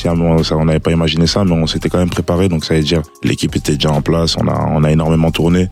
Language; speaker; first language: French; early bilingual, other home language; Lingala